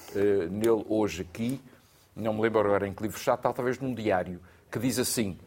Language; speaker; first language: Portuguese; native; Portuguese